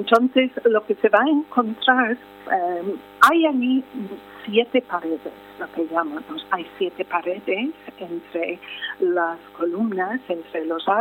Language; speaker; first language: Spanish; non-native, fluent; English